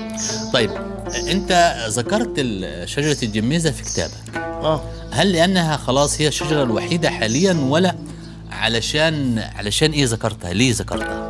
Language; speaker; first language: Arabic; native; Arabic